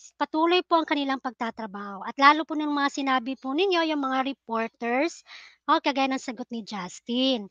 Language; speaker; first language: Filipino; native; Filipino